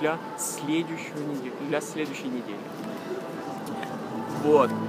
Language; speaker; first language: Russian; non-native, fluent; Norwegian